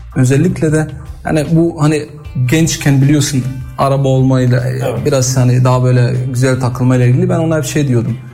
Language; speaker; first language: Turkish; early bilingual, heritage; Turkish